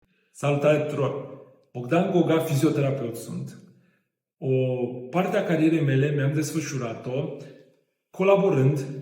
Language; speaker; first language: Romanian; native; Romanian